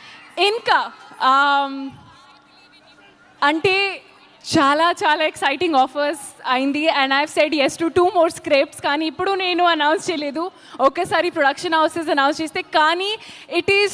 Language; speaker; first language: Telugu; non-native, local second language; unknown